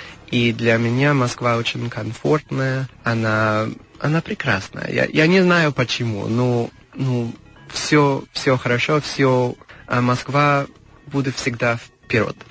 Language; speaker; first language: Russian; non-native, learner; English